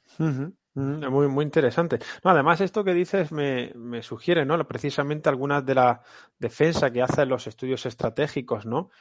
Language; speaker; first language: Spanish; native; Spanish